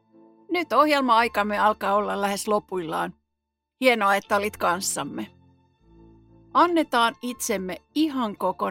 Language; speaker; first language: Finnish; native; Finnish